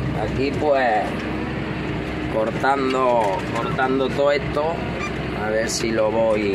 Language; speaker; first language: Spanish; native; Spanish